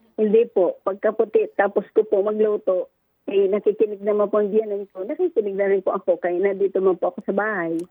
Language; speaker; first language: Filipino; non-native, local second language; Hiligaynon